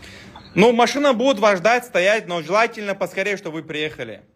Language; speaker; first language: Russian; native; Russian